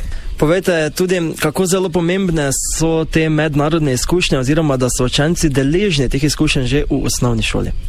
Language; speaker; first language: Slovenian; native; Slovenian